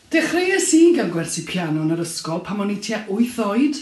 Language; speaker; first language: Welsh; native; Welsh